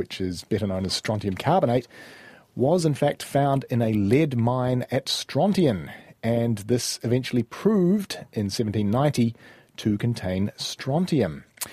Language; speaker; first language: English; native; English